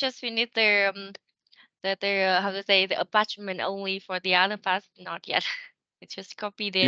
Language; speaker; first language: English; non-native, learner; Vietnamese